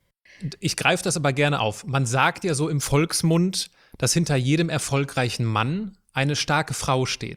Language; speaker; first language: German; native; German